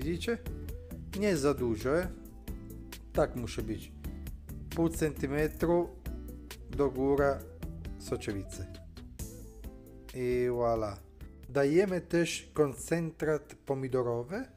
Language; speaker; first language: Polish; non-native, learner; Italian